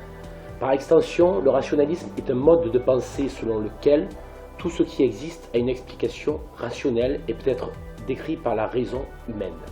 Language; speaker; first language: French; native; French